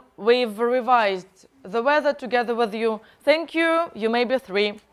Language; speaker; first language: English; non-native, fluent; Russian